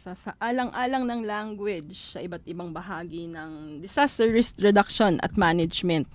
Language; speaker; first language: Filipino; native; Filipino